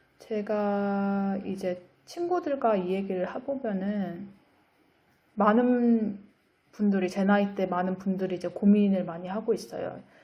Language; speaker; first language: Korean; native; Korean